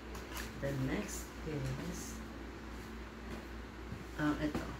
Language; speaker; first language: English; non-native, local second language; Filipino